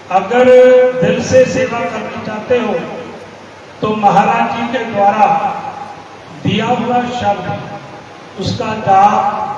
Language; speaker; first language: Hindi; non-native, local second language; Punjabi